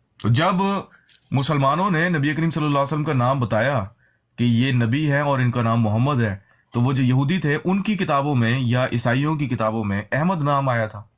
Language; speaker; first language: Urdu; native; Urdu